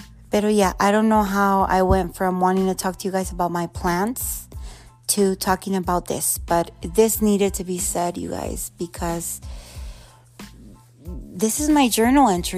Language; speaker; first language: English; early bilingual, other home language; Spanish